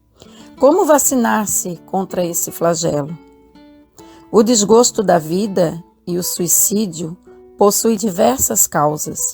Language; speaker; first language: Portuguese; native; Portuguese